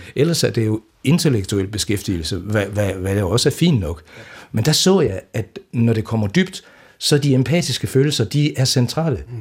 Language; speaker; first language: Danish; native; Danish